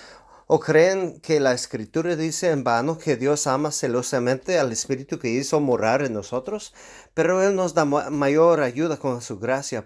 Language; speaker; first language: Spanish; non-native, fluent; English